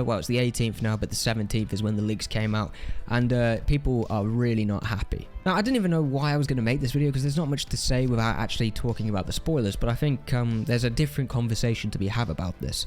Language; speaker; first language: English; native; English